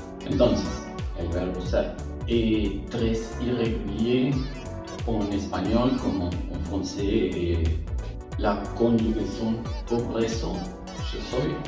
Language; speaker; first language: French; non-native, fluent; Spanish